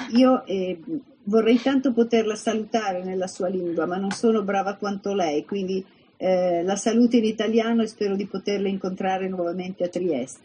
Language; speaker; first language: Italian; native; Italian